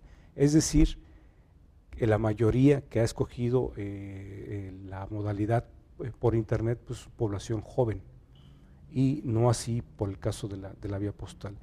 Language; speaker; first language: Spanish; native; Spanish